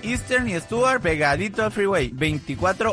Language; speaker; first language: Spanish; native; Spanish